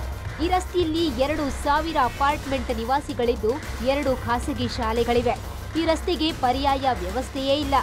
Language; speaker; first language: Kannada; native; Kannada